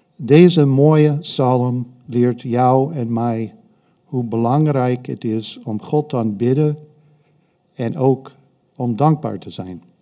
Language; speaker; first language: Dutch; non-native, fluent; English